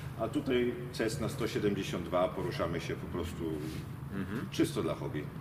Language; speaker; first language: Polish; early bilingual, heritage; Polish